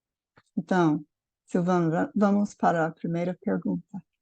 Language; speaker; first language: Portuguese; non-native, fluent; English